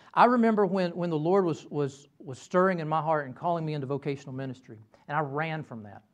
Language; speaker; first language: English; native; English